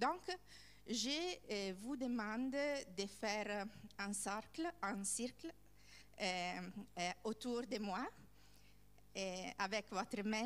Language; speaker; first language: French; non-native, learner; Italian